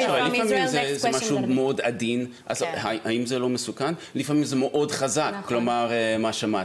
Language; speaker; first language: Hebrew; non-native, fluent; English